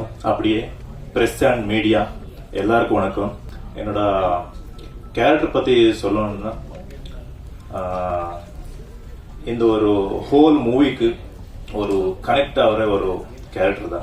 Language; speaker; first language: Tamil; non-native, fluent; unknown